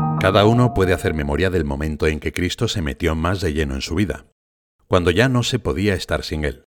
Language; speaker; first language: Spanish; native; Spanish